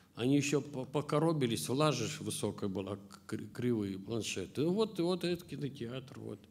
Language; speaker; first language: Russian; native; Russian